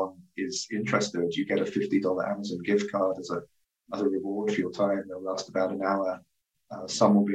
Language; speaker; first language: English; native; English